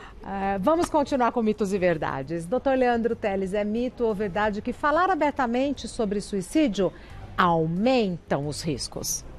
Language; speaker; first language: Portuguese; native; Portuguese